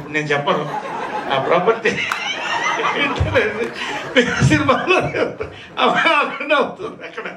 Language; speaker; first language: Telugu; native; Telugu